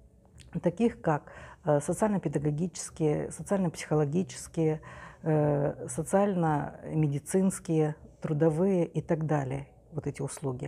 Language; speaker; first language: Russian; native; Russian